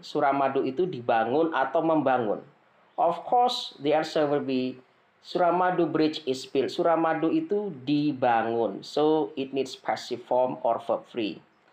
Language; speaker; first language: English; non-native, fluent; Indonesian